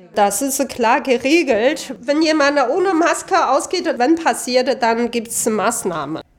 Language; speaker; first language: German; non-native, fluent; Chinese